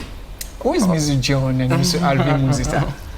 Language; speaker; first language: English; non-native, fluent; French